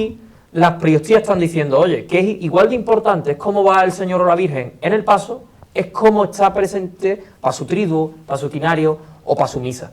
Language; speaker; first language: Spanish; native; Spanish